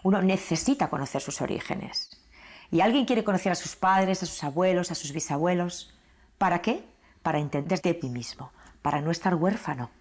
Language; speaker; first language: Spanish; native; Spanish